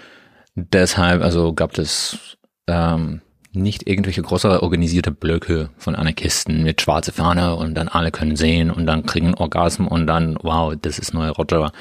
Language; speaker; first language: German; non-native, learner; Russian